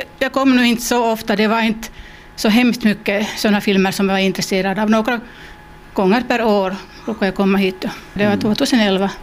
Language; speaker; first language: Swedish; non-native, local second language; Finnish